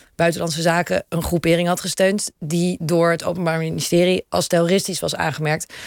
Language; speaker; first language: Dutch; native; Dutch